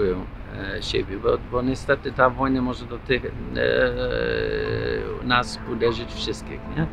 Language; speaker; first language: Polish; non-native, fluent; English